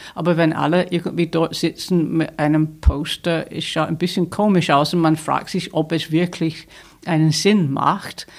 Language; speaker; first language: German; non-native, fluent; English